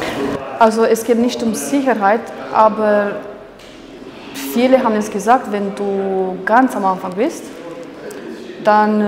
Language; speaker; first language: German; non-native, fluent; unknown